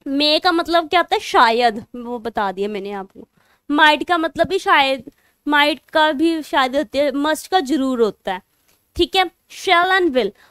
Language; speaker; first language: Hindi; non-native, local second language; Punjabi